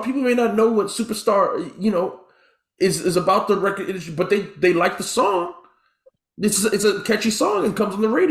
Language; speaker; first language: English; native; English